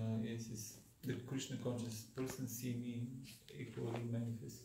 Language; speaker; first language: English; non-native, fluent; Bulgarian